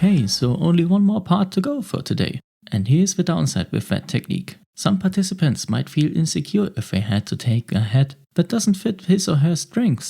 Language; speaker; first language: English; non-native, fluent; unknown